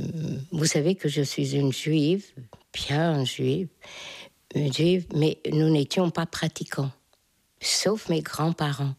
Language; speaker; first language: French; non-native, fluent; Hungarian